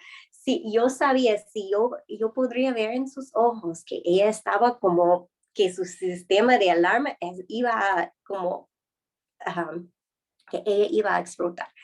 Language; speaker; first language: Spanish; non-native, fluent; English